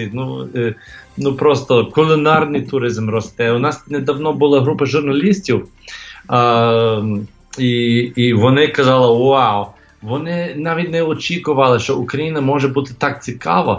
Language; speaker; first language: Ukrainian; early bilingual, heritage; English